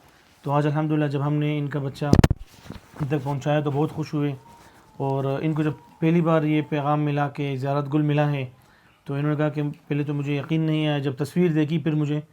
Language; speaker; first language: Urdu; non-native, local second language; Pashto